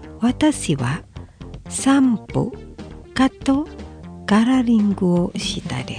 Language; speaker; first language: Japanese; non-native, fluent; Indonesian